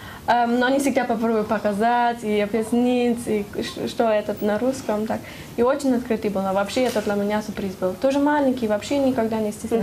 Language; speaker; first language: Russian; non-native, learner; German